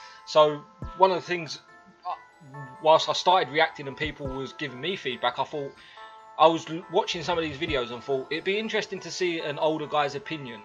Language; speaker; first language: English; early bilingual, other home language; Italian